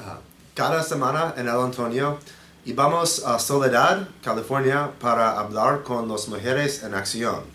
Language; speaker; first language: Spanish; non-native, learner; English